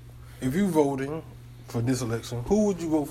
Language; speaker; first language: English; native; English